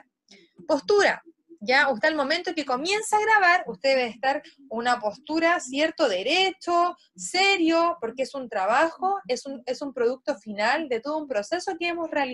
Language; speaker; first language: Spanish; native; Spanish